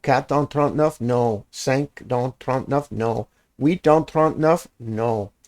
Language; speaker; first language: French; non-native, learner; English